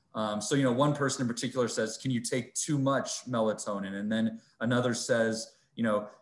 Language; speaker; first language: English; native; English